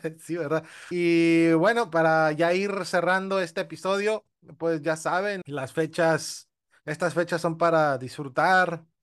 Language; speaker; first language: Spanish; early bilingual, heritage; Spanish